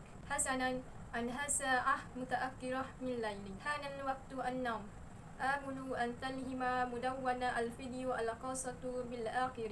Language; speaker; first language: Arabic; non-native, learner; Malay